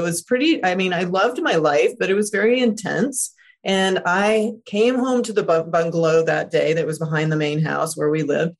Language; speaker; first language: English; native; English